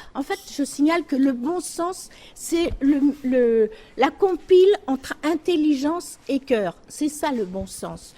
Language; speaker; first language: French; native; French